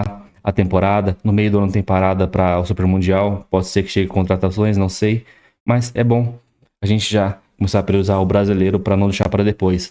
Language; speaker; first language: Portuguese; native; Portuguese